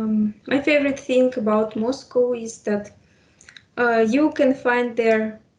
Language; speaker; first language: English; non-native, fluent; Russian